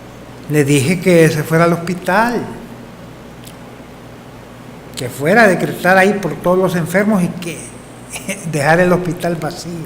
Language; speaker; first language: Spanish; native; Spanish